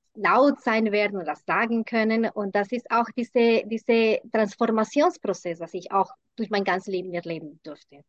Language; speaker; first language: German; non-native, fluent; Spanish